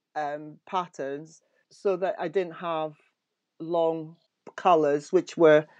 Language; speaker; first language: English; native; English